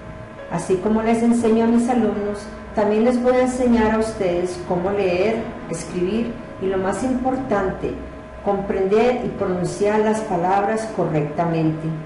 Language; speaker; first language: Spanish; early bilingual, heritage; Spanish